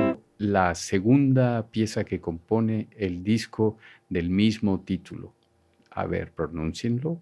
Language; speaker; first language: Spanish; native; Spanish